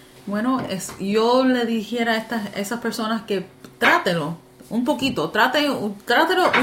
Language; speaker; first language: Spanish; early bilingual, heritage; Spanish